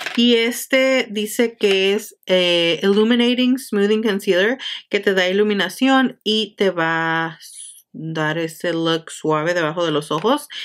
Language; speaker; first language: Spanish; early bilingual, heritage; Spanish